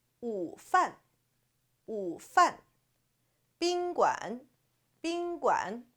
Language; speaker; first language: Chinese; non-native, fluent; Korean